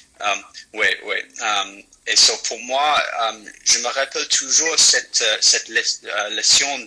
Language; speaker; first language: French; non-native, fluent; English